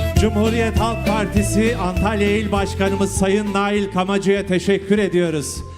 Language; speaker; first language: Turkish; native; Turkish